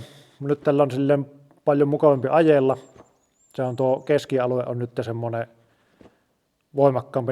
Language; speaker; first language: Finnish; native; Finnish